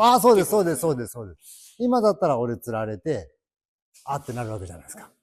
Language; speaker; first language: Japanese; native; Japanese